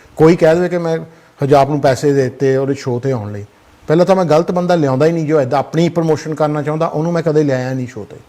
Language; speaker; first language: Punjabi; early bilingual, heritage; Punjabi